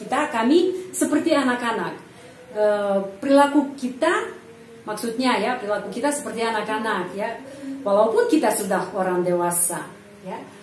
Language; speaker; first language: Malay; non-native, fluent; Russian